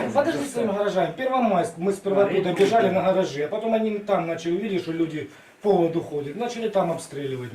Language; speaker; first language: Russian; native; Russian